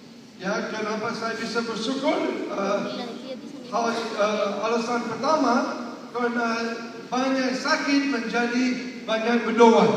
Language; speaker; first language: Indonesian; non-native, learner; English